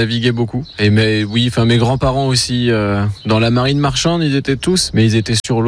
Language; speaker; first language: French; native; French